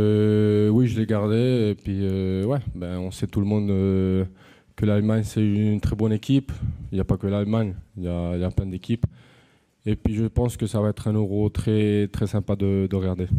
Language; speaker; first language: French; non-native, fluent; Spanish